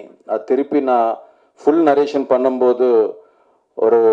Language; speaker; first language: Tamil; non-native, learner; Telugu